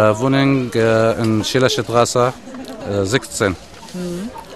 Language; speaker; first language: German; non-native, learner; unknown